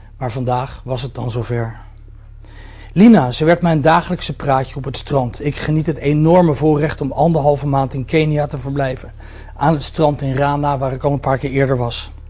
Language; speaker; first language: Dutch; native; Dutch